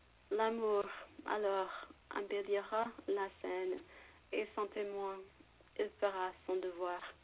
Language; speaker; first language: French; non-native, fluent; English